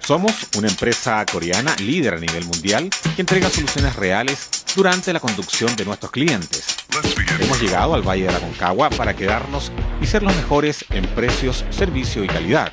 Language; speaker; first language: Spanish; native; Spanish